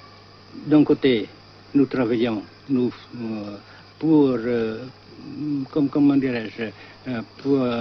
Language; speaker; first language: French; non-native, fluent; Vietnamese